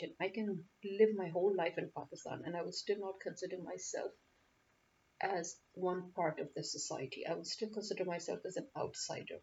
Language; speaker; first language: English; non-native, local second language; Urdu